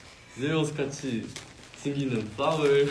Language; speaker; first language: Korean; non-native, fluent; Chinese